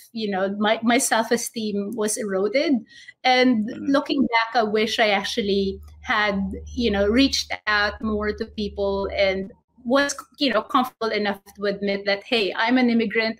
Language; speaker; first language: English; non-native, local second language; Filipino